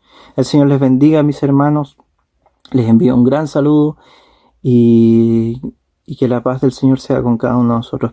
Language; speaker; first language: Spanish; native; Spanish